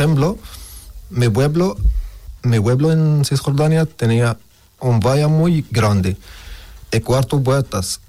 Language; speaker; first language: Spanish; non-native, learner; Arabic